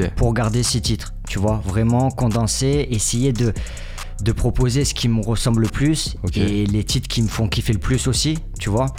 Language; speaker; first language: French; native; French